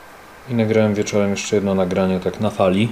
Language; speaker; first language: Polish; native; Polish